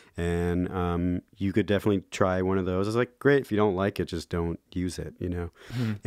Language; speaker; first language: English; native; English